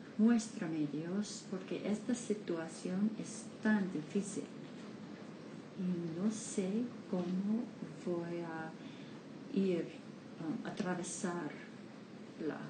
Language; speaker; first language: Spanish; non-native, learner; English